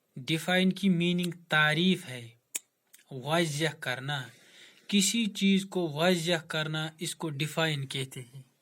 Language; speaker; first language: Urdu; non-native, local second language; Kashmiri